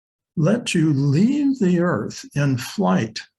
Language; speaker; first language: English; native; English